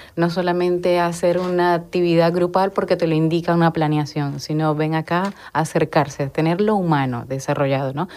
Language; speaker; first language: Spanish; native; Spanish